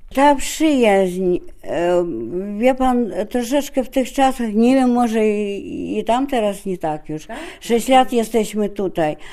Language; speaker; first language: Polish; early bilingual, heritage; Polish